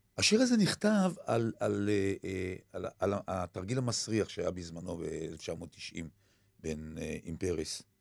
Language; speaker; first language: Hebrew; early bilingual, other home language; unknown